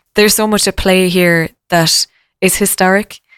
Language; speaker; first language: English; native; English